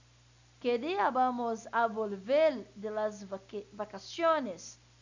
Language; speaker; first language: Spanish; non-native, learner; Portuguese